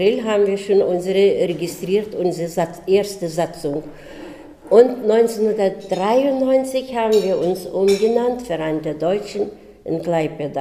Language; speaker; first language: German; early bilingual, heritage; German